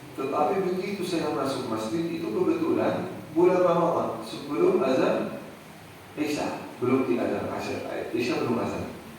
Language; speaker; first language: Indonesian; non-native, fluent; Arabic